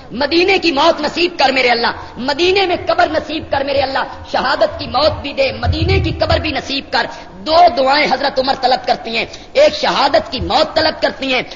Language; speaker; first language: Urdu; non-native, local second language; Punjabi